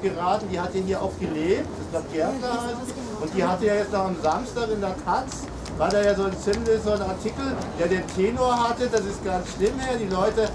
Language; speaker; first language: German; native; German